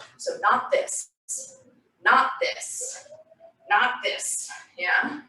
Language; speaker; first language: English; native; English